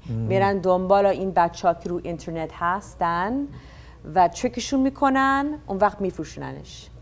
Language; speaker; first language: Persian; early bilingual, heritage; Persian